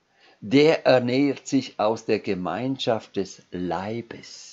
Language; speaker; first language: German; non-native, fluent; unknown